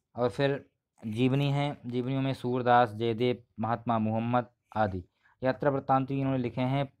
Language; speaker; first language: Hindi; native; Hindi